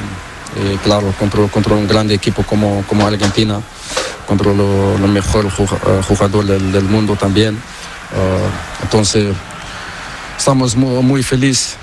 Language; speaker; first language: Spanish; non-native, learner; Portuguese